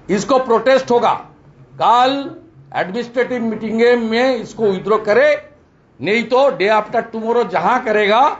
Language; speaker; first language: Hindi; non-native, local second language; Bangla